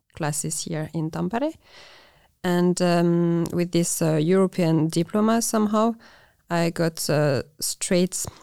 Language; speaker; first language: English; non-native, fluent; French